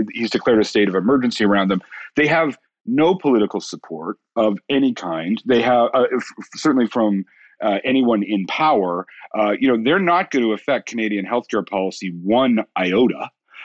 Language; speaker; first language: English; native; English